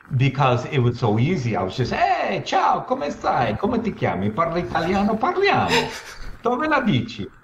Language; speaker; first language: Italian; non-native, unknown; English